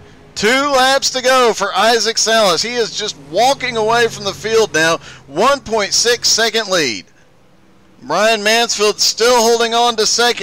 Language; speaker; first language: English; native; English